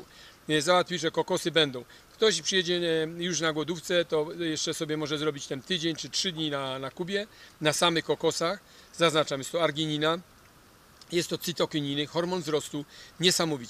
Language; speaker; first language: Polish; native; Polish